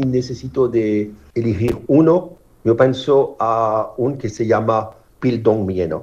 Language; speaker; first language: Spanish; non-native, fluent; French